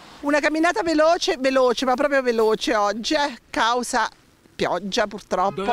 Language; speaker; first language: Italian; native; Italian